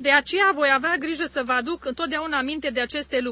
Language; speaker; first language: Romanian; native; Romanian